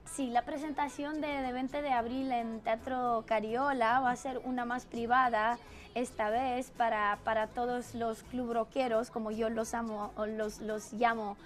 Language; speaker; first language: Spanish; non-native, fluent; Romanian